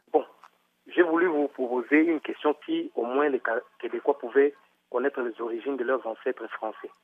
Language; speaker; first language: French; non-native, local second language; Kongo